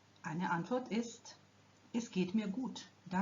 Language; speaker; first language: German; non-native, fluent; Croatian